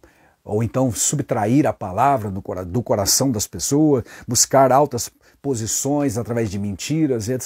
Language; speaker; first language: Portuguese; native; Portuguese